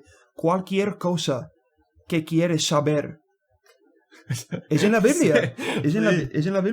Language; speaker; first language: Spanish; non-native, learner; English